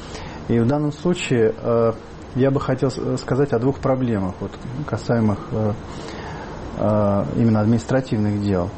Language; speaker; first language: Russian; native; Russian